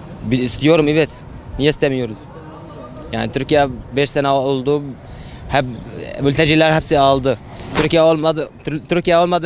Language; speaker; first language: Turkish; non-native, learner; Arabic